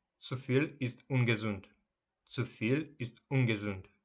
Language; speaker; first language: German; non-native, fluent; Ukrainian